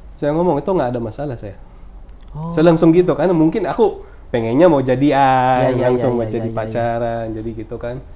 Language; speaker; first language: Indonesian; non-native, fluent; Filipino